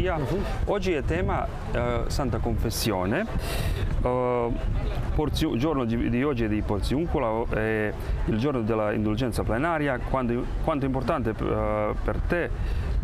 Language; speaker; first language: Italian; non-native, fluent; Croatian